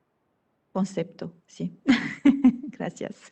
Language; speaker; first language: Spanish; non-native, fluent; French